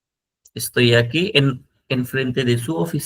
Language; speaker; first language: Spanish; non-native, fluent; Hindi